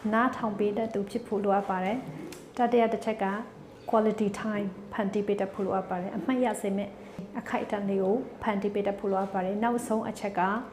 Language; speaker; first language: Burmese; non-native, local second language; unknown